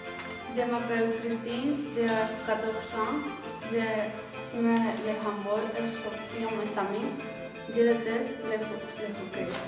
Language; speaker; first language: French; non-native, learner; Spanish